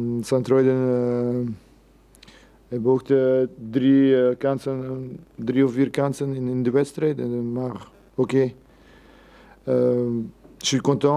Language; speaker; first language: Dutch; non-native, learner; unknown